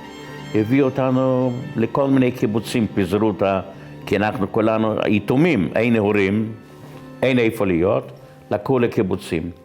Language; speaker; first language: Hebrew; non-native, fluent; Yiddish